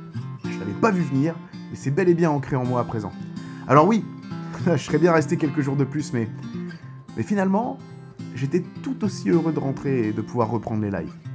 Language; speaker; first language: French; native; French